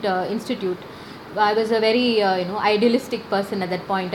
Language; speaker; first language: English; non-native, local second language; Malayalam